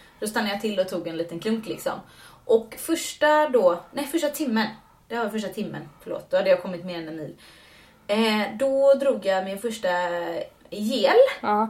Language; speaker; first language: Swedish; native; Swedish